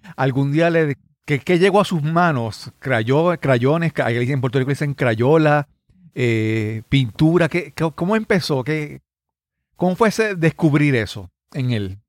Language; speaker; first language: Spanish; native; Spanish